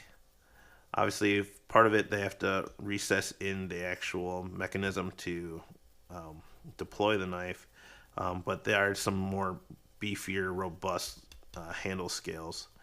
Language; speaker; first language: English; native; English